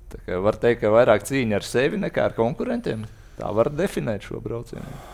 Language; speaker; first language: Latvian; native; Latvian